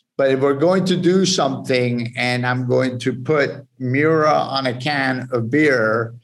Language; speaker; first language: English; early bilingual, other home language; Spanish